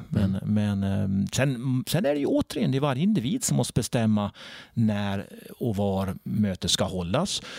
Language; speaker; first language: Swedish; native; Swedish